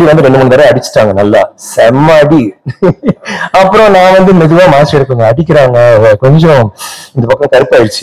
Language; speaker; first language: Tamil; native; Tamil